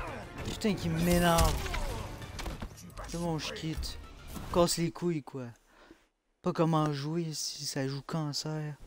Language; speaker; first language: French; native; French